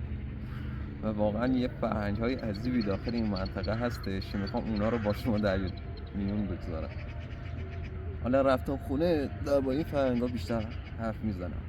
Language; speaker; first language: Persian; native; Persian